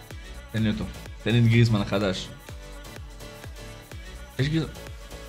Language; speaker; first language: Hebrew; native; Hebrew